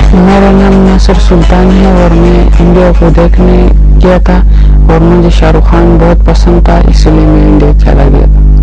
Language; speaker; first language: Urdu; non-native, local second language; Pashto